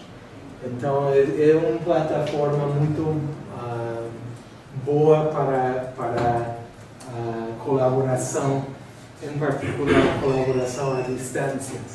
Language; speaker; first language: Portuguese; non-native, fluent; English